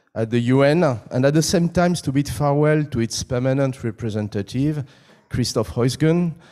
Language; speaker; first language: English; non-native, fluent; French